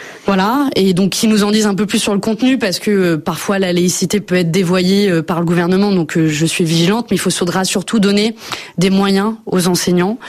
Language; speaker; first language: French; native; French